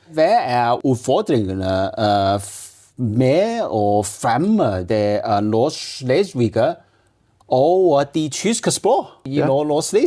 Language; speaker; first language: Danish; non-native, learner; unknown